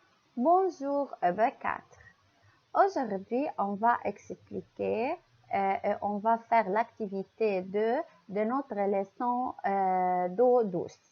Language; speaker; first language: French; non-native, local second language; Arabic